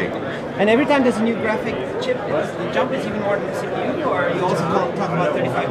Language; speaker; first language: English; non-native, fluent; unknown